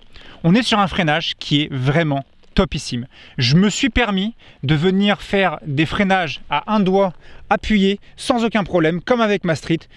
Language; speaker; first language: French; native; French